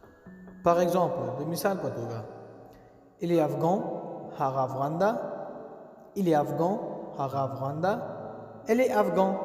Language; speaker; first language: French; non-native, learner; Pashto